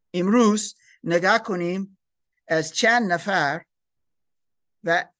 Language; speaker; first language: Persian; non-native, learner; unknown